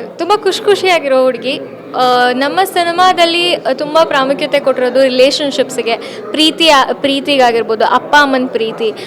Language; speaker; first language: Kannada; native; Kannada